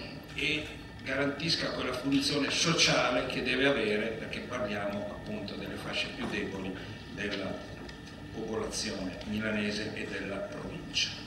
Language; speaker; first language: Italian; native; Italian